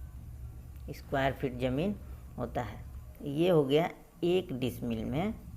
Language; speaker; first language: Hindi; native; Hindi